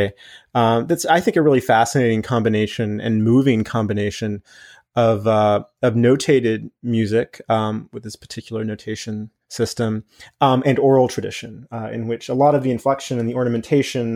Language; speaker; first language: English; native; English